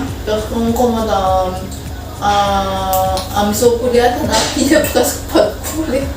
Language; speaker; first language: French; non-native, local second language; Malagasy